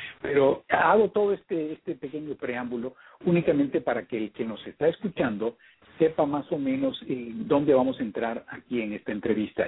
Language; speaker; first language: Spanish; early bilingual, heritage; Spanish